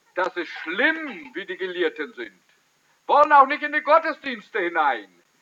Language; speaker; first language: German; early bilingual, heritage; German